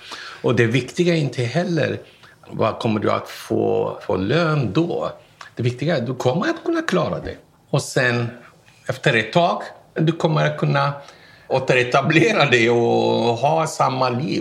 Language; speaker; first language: Swedish; non-native, fluent; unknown